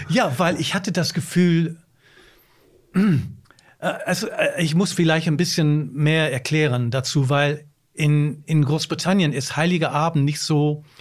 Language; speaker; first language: German; non-native, fluent; English